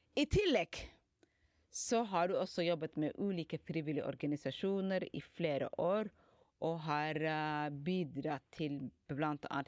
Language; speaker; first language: Norwegian; non-native, fluent; Somali